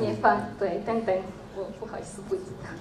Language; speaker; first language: Chinese; non-native, learner; Georgian